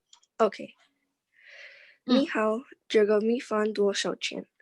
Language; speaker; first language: Chinese; non-native, learner; English